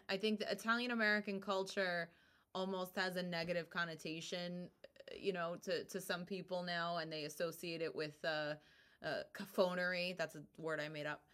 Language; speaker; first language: English; early bilingual, other home language; Italian